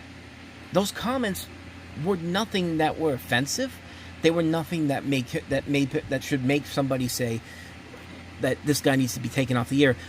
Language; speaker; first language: English; native; English